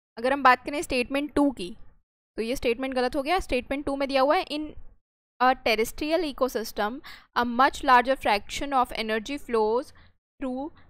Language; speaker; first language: Hindi; native; Hindi